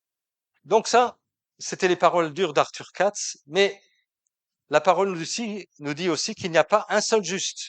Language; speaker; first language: French; native; French